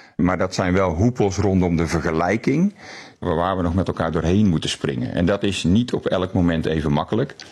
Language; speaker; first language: Dutch; native; Dutch